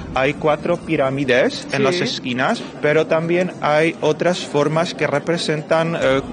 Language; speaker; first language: Spanish; non-native, fluent; Czech